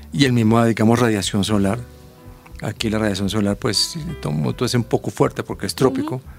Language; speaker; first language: Spanish; native; Spanish